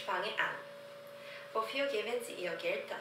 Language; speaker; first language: German; non-native, learner; Korean